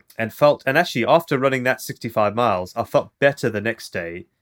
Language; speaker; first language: English; native; English